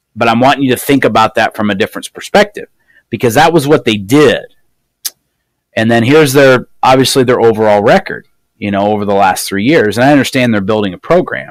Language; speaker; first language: English; native; English